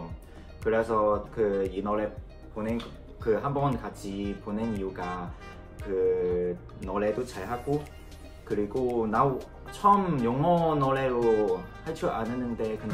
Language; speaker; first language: Korean; non-native, learner; Cantonese